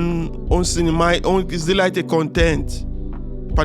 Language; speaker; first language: Russian; non-native, learner; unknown